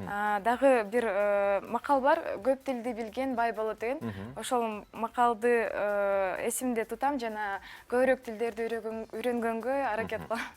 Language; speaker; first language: Kyrgyz; non-native, local second language; Uyghur